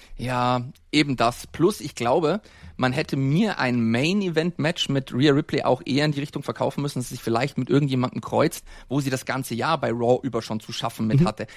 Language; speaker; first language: German; native; German